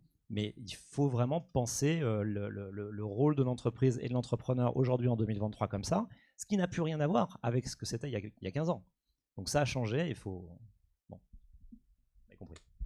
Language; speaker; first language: French; native; French